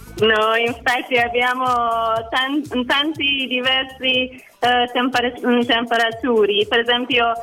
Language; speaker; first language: Italian; non-native, learner; Persian